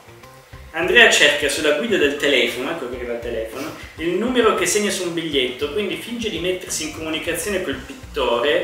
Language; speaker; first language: Italian; native; Italian